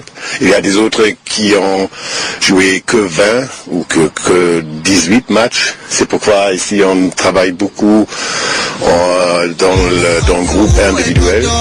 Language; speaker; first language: French; non-native, fluent; German